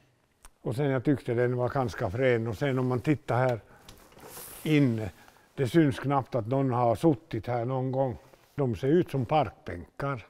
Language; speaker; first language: Swedish; non-native, local second language; Finnish